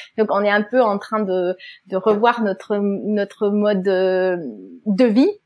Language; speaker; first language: French; non-native, fluent; German